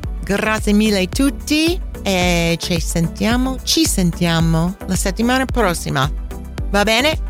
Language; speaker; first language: Italian; non-native, fluent; English